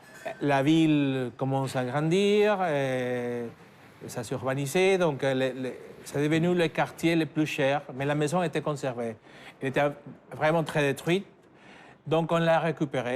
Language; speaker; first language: French; non-native, fluent; Spanish